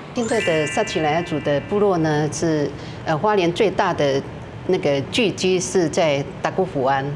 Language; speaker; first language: Chinese; non-native, local second language; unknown